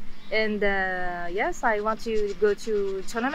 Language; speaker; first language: English; non-native, fluent; French